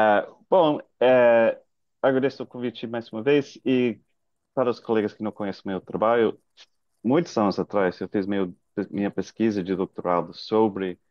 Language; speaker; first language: Portuguese; non-native, fluent; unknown